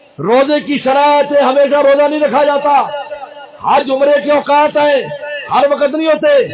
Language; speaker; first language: Urdu; non-native, local second language; Pashto